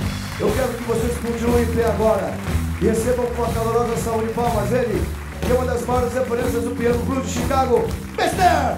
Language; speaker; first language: Portuguese; native; Portuguese